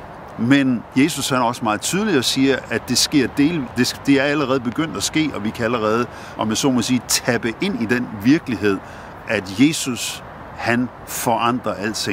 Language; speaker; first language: Danish; native; Danish